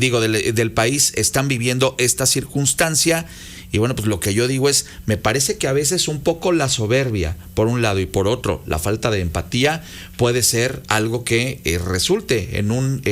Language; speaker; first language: Spanish; native; Spanish